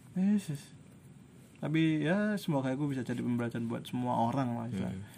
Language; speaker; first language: Indonesian; native; Indonesian